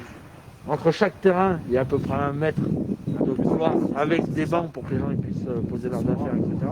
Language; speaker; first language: French; native; French